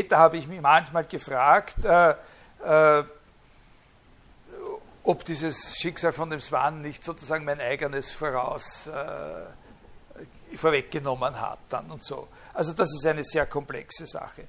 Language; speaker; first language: German; native; German